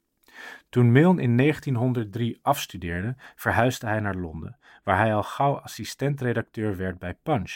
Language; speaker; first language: Dutch; native; Dutch